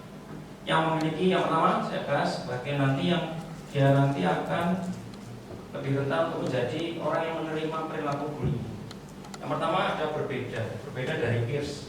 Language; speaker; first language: Indonesian; native; Indonesian